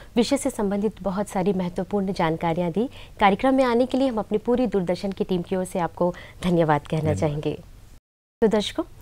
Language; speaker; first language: Hindi; native; Hindi